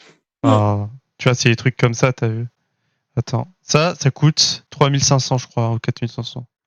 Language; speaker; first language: French; native; French